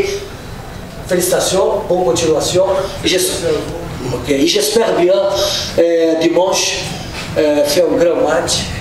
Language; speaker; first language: French; non-native, fluent; Portuguese